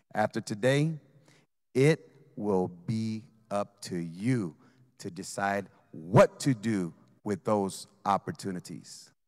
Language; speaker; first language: English; native; English